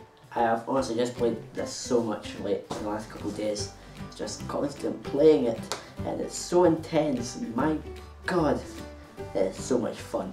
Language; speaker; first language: English; native; English